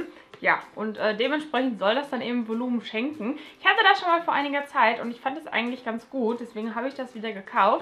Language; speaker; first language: German; native; German